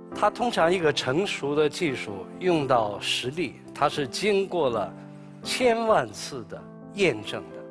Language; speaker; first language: Chinese; native; Chinese